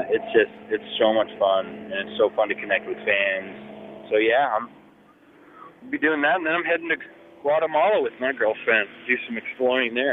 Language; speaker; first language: English; native; English